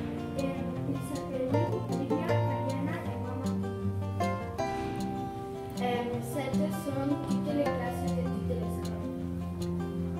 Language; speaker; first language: French; non-native, local second language; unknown